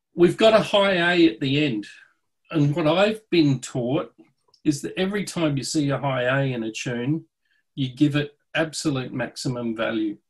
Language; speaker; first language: English; native; English